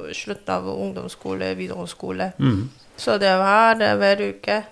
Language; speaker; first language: Norwegian; non-native, fluent; Korean